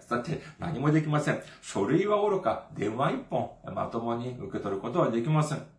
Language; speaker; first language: Japanese; non-native, fluent; Korean